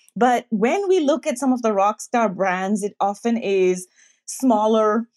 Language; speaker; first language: English; non-native, local second language; Urdu